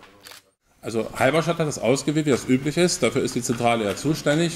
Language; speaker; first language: German; native; German